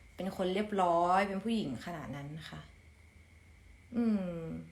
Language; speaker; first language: Thai; native; Thai